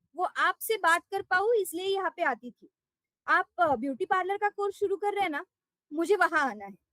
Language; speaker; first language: Hindi; non-native, local second language; Marathi